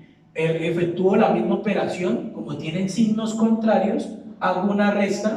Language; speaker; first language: Spanish; native; Spanish